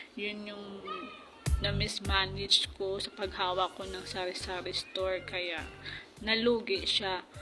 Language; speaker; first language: Filipino; non-native, local second language; Hiligaynon